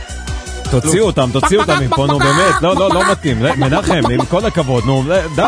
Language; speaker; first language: Hebrew; native; Hebrew